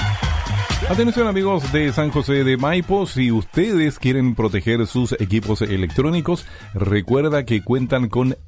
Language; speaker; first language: Spanish; native; Spanish